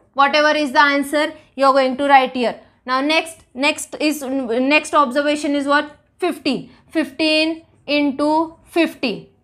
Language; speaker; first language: English; non-native, local second language; Marathi